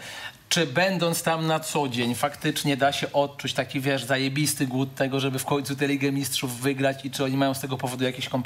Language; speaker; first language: Polish; native; Polish